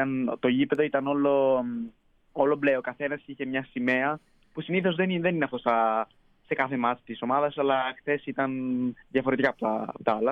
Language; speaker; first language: Greek; early bilingual, heritage; Greek